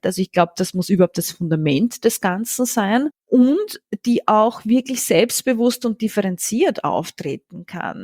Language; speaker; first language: German; native; German